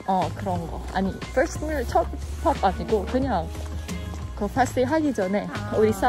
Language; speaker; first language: Korean; non-native, fluent; Indonesian